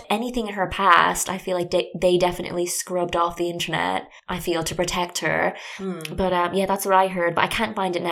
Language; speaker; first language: English; native; English